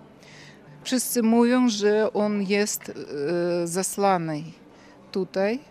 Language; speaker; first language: Polish; early bilingual, heritage; Russian